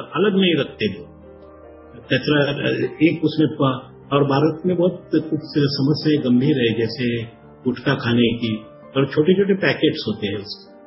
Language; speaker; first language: Hindi; non-native, local second language; Marathi